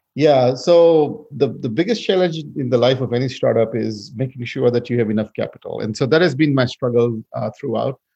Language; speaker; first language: English; non-native, fluent; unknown